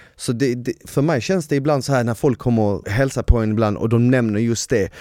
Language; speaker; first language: Swedish; native; Swedish